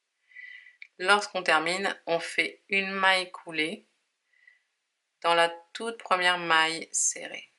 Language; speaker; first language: French; native; French